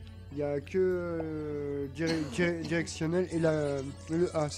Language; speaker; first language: French; native; French